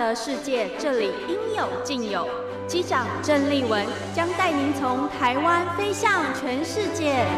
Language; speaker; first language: Chinese; native; Chinese